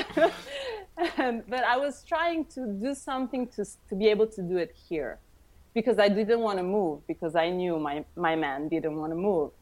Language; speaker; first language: English; early bilingual, other home language; Italian